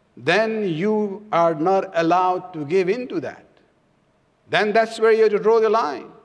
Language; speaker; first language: English; non-native, local second language; Urdu